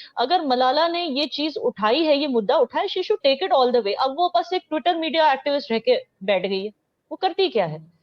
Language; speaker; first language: Hindi; non-native, local second language; Kashmiri